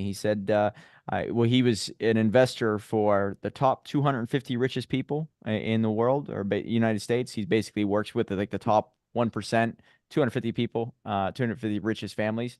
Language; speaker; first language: English; native; English